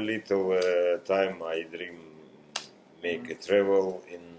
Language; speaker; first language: English; non-native, learner; Russian